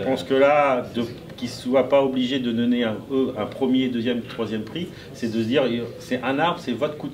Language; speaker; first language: French; native; French